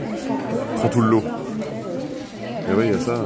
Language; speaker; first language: French; native; French